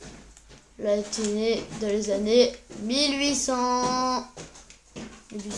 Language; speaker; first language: French; native; French